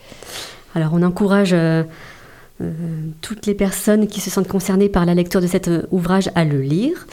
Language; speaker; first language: French; native; French